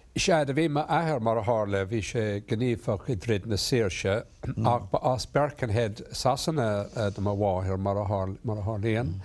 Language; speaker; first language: Irish; non-native, local second language; English